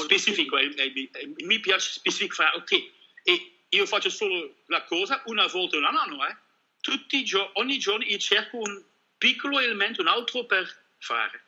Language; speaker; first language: Italian; non-native, learner; Dutch